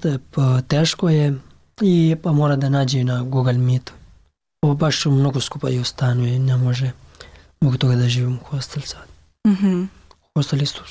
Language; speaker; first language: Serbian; non-native, learner; Pashto